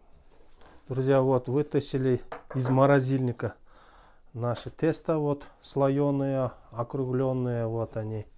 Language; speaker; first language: Russian; non-native, local second language; Kyrgyz